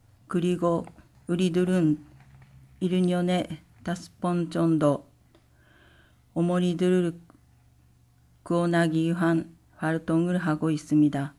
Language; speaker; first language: Korean; non-native, learner; Japanese